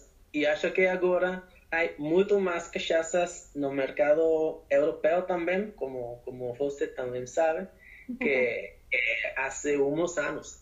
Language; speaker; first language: Portuguese; non-native, learner; Spanish